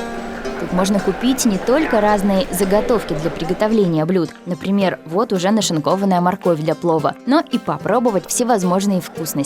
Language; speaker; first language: Russian; native; Russian